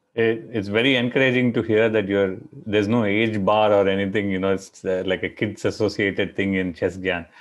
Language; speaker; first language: English; non-native, local second language; Tamil